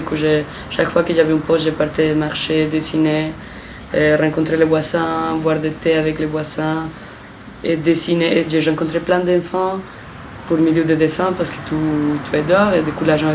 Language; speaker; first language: French; non-native, fluent; Spanish